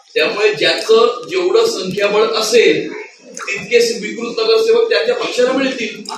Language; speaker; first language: Marathi; native; Marathi